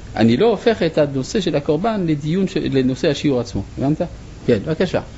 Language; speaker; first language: Hebrew; non-native, fluent; French